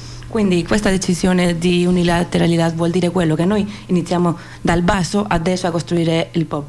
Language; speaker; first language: Italian; non-native, fluent; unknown